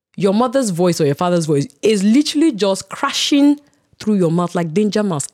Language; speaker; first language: English; non-native, local second language; Yoruba